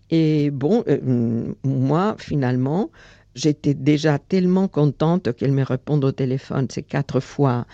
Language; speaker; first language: French; non-native, fluent; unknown